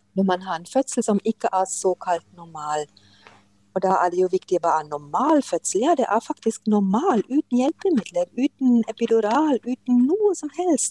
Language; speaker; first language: Norwegian; non-native, fluent; German